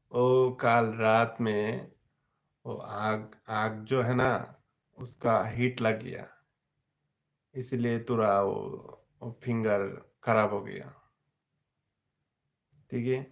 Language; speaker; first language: Hindi; non-native, learner; Bangla